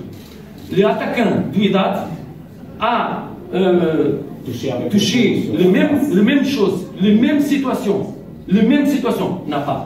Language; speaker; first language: French; non-native, learner; Portuguese